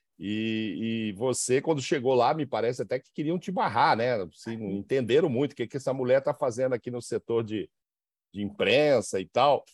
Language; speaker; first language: Portuguese; native; Portuguese